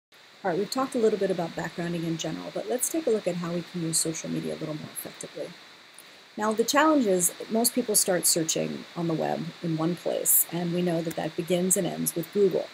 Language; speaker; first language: English; native; English